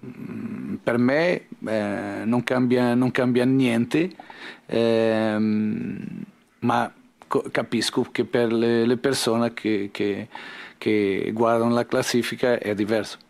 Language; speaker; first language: Italian; non-native, learner; Portuguese